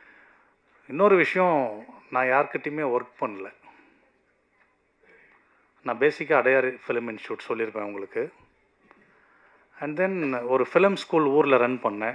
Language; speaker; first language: Tamil; native; Tamil